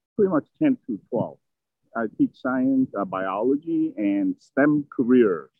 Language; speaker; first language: English; early bilingual, other home language; Vietnamese